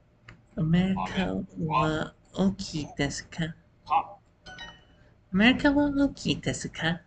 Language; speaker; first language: Japanese; non-native, learner; English